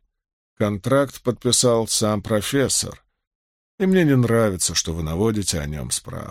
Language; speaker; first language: Russian; native; Russian